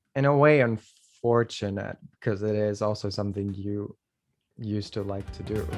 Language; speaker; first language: English; non-native, fluent; Dutch